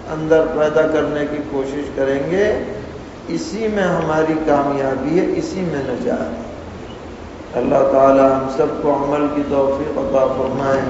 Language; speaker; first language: Urdu; native; Urdu